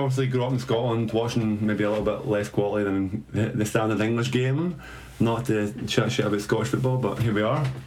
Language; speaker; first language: English; native; English